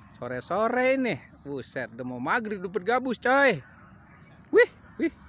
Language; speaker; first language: Indonesian; native; Indonesian